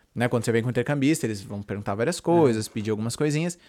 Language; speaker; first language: Portuguese; native; Portuguese